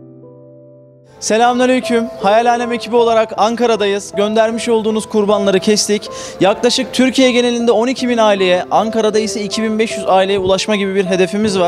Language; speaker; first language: Turkish; native; Turkish